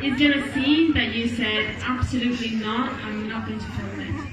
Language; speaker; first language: English; non-native, fluent; Italian